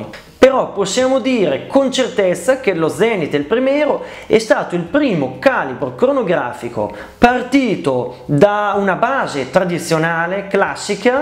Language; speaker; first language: Italian; native; Italian